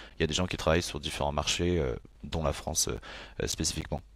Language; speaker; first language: French; native; French